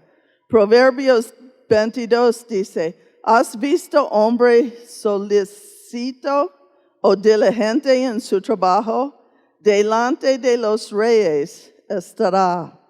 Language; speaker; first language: Spanish; non-native, fluent; English